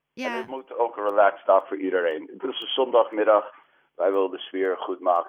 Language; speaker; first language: Dutch; non-native, fluent; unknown